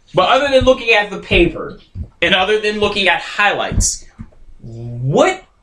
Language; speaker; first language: English; native; English